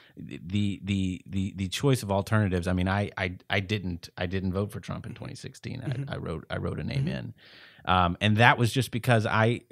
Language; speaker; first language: English; native; English